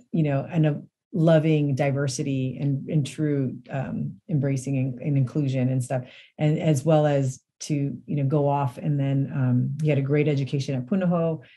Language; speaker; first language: English; native; English